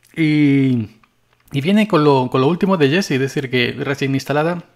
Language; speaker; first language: Spanish; native; Spanish